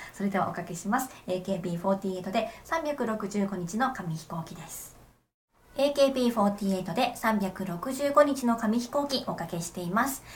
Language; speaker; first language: Japanese; native; Japanese